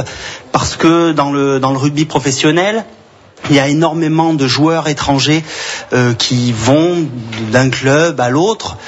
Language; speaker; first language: French; native; French